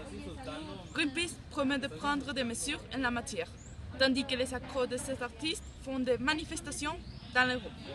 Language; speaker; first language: French; non-native, learner; Spanish